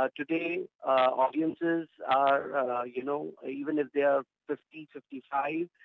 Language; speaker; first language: English; non-native, local second language; Gujarati